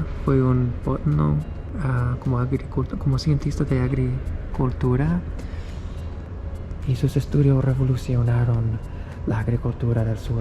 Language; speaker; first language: Spanish; non-native, fluent; English